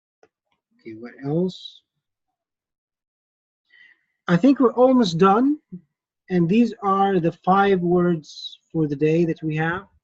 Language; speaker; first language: English; non-native, fluent; Arabic